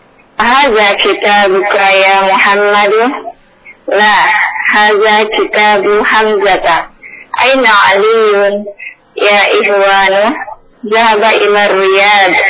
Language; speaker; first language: Arabic; non-native, learner; Indonesian